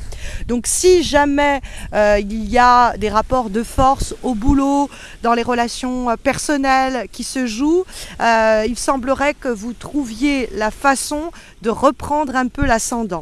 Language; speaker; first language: French; native; French